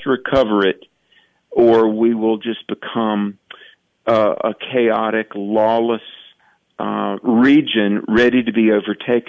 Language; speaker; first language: English; native; English